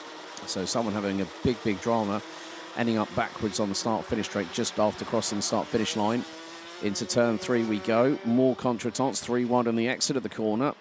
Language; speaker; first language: English; non-native, fluent; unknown